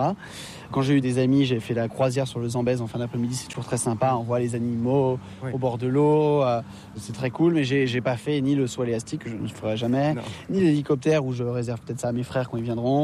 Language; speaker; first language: French; native; French